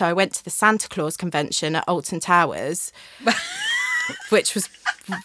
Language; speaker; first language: English; native; English